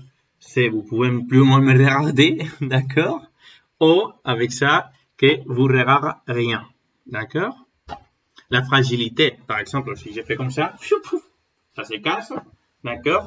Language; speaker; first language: French; non-native, learner; Spanish